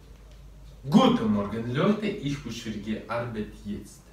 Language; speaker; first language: German; non-native, learner; Russian